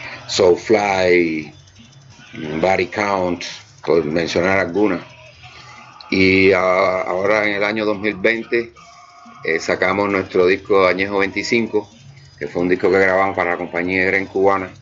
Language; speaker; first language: Spanish; native; Spanish